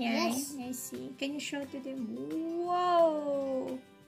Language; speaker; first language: English; non-native, local second language; Filipino